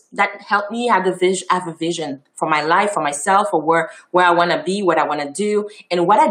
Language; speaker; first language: English; non-native, fluent; Haitian Creole